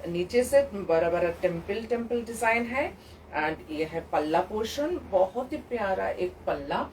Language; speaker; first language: Hindi; non-native, local second language; Bangla